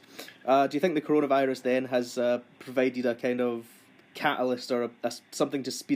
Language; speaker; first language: English; native; English